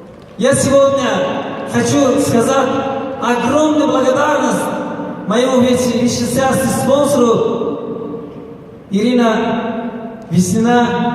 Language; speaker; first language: Russian; non-native, local second language; Tajik